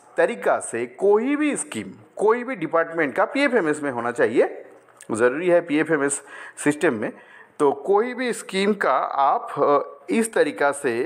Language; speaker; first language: Hindi; non-native, local second language; Bangla